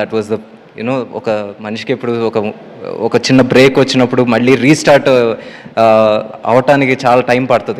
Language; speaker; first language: Telugu; native; Telugu